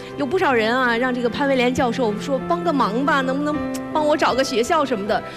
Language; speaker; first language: Chinese; native; Chinese